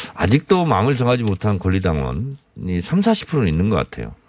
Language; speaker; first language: Korean; native; Korean